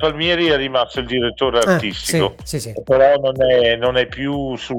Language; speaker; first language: Italian; early bilingual, other home language; Dutch